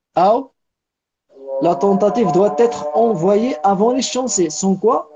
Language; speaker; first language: French; non-native, local second language; Arabic